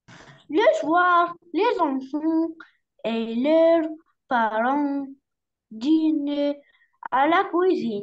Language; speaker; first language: French; non-native, learner; Arabic